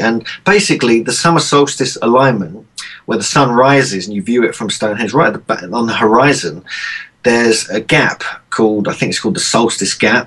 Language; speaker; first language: English; native; English